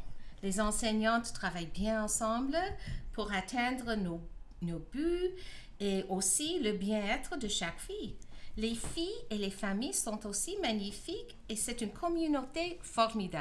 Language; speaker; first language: French; non-native, fluent; English